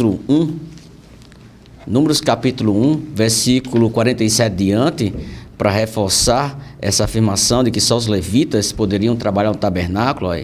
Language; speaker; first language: Portuguese; native; Portuguese